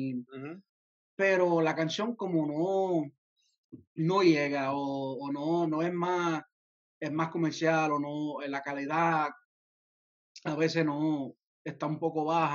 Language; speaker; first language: Spanish; early bilingual, heritage; Spanish